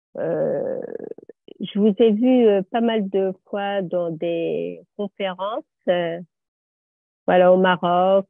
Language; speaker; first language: French; native; French